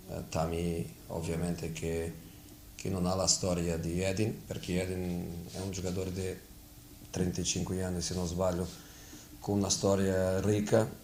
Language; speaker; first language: Italian; non-native, fluent; Portuguese